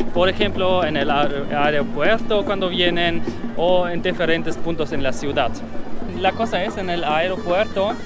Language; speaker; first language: Spanish; non-native, learner; German